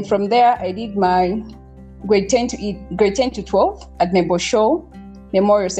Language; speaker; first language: English; non-native, local second language; Bemba